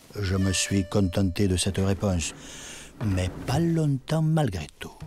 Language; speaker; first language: French; early bilingual, other home language; German